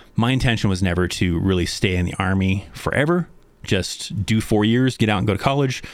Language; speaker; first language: English; native; English